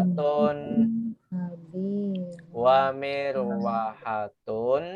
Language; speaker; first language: Arabic; non-native, fluent; Indonesian